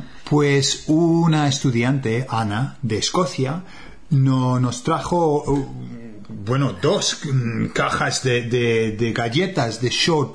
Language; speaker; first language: Spanish; non-native, fluent; English